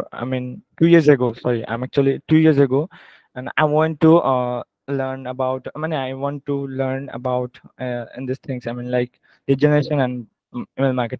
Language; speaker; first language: English; non-native, learner; Bangla